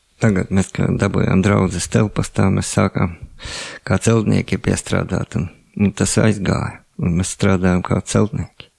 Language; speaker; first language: Latvian; native; Latvian